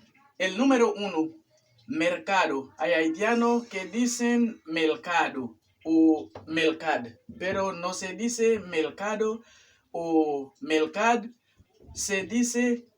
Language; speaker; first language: Spanish; non-native, fluent; Haitian Creole